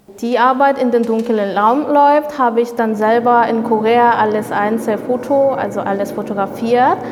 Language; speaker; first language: German; non-native, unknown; Korean